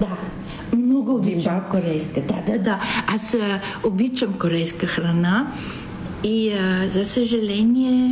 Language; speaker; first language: Bulgarian; non-native, fluent; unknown